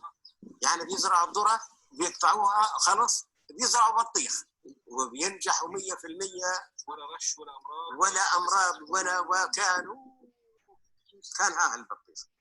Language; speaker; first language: Arabic; native; Arabic